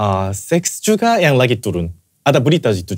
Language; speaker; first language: Indonesian; non-native, fluent; Korean